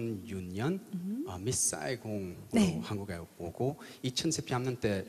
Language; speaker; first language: Korean; early bilingual, heritage; English